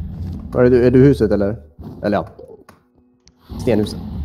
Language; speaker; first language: Swedish; native; Swedish